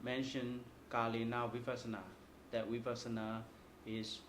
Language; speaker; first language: English; non-native, fluent; Burmese